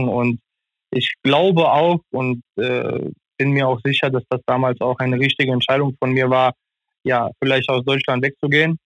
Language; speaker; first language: German; non-native, fluent; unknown